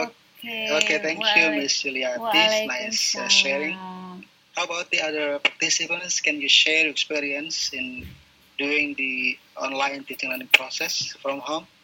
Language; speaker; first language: English; non-native, local second language; Indonesian